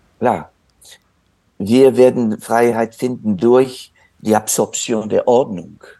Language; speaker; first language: German; non-native, fluent; French